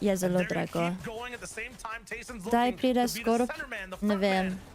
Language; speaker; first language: Slovenian; early bilingual, heritage; Slovenian